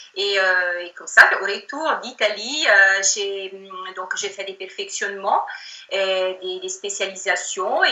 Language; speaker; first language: French; non-native, fluent; Italian